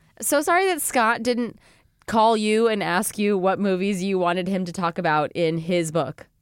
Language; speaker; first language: English; native; English